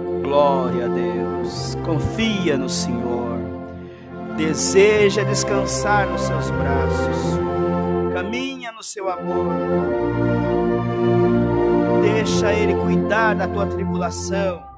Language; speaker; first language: Portuguese; native; Portuguese